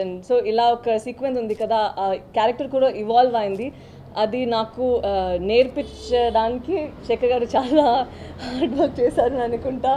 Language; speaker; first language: Telugu; non-native, learner; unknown